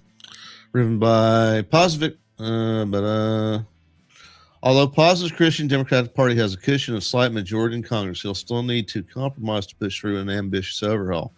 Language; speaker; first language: English; native; English